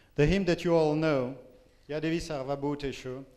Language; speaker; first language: English; non-native, fluent; French